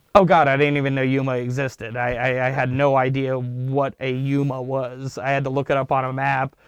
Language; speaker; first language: English; early bilingual, other home language; Turkish